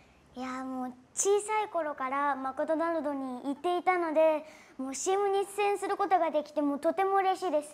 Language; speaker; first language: Japanese; native; Japanese